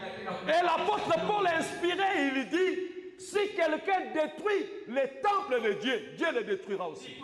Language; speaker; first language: French; non-native, local second language; Lingala